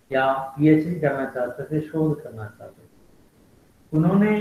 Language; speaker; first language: Hindi; non-native, local second language; Malayalam